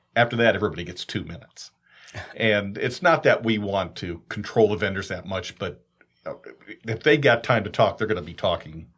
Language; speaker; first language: English; native; English